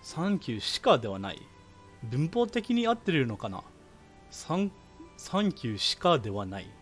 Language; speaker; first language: Japanese; non-native, fluent; English